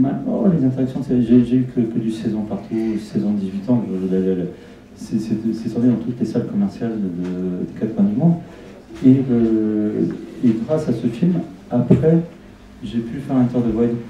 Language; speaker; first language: French; non-native, fluent; Spanish